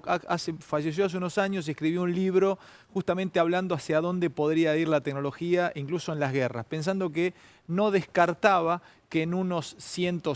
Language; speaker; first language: Spanish; native; Spanish